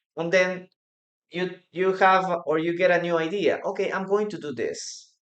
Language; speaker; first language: English; non-native, fluent; Spanish